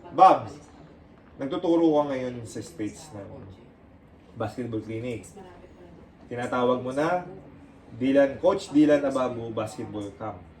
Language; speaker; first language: Filipino; native; Filipino